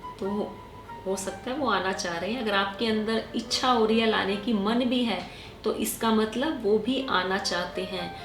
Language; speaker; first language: Hindi; native; Hindi